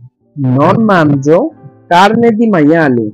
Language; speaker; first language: Italian; non-native, learner; Bangla